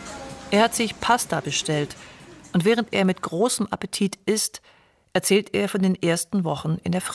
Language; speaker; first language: German; native; German